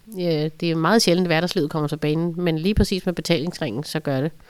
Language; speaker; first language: Danish; native; Danish